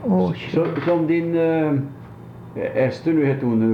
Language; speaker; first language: Swedish; native; Swedish